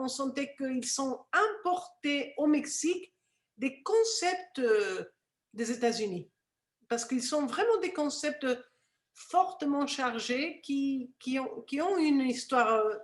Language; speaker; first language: French; non-native, fluent; Spanish